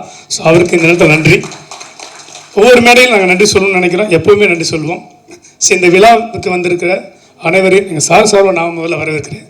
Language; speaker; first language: Tamil; native; Tamil